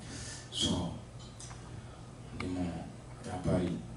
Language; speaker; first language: Japanese; non-native, fluent; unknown